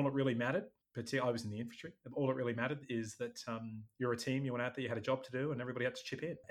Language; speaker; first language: English; native; English